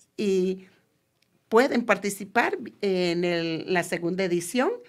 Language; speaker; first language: Spanish; native; Spanish